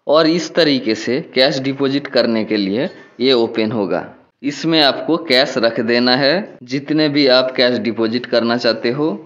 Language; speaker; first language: Hindi; non-native, local second language; Bangla